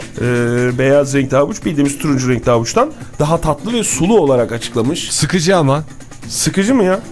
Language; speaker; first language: Turkish; native; Turkish